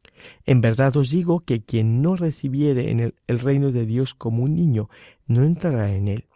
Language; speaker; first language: Spanish; native; Spanish